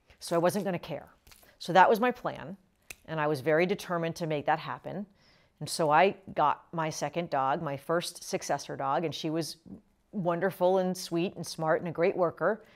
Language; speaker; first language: English; native; English